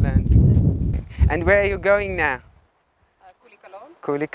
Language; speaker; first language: English; non-native, learner; Tajik